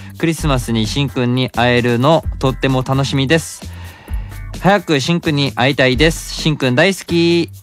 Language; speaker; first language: Japanese; non-native, fluent; Korean